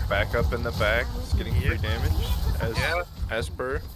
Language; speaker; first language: English; native; English